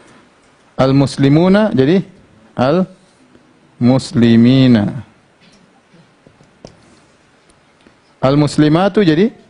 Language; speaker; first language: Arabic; non-native, fluent; Indonesian